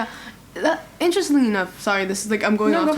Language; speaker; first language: English; native; English